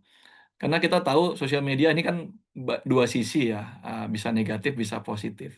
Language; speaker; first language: Indonesian; native; Indonesian